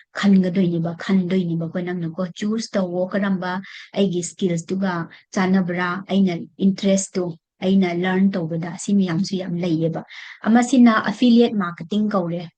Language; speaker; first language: Manipuri; non-native, local second language; Rongmei Naga